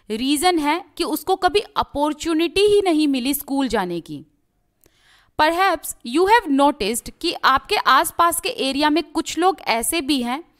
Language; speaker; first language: Hindi; native; Hindi